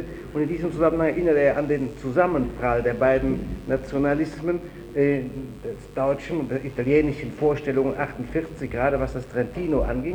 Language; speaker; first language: German; native; German